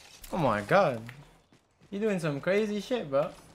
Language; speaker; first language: English; native; English